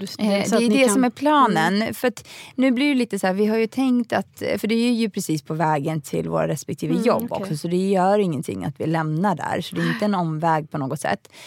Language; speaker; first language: Swedish; native; Swedish